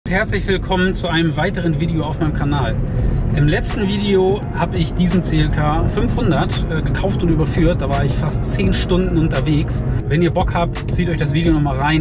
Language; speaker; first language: German; native; German